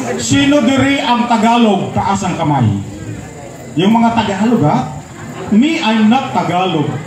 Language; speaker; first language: Filipino; non-native, local second language; Pampanga